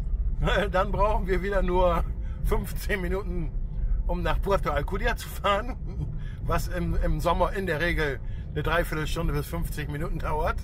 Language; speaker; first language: German; native; German